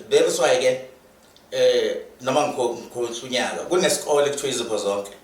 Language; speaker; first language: Zulu; native; Zulu